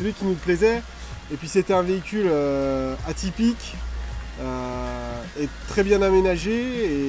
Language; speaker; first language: French; native; French